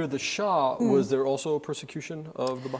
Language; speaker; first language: English; native; English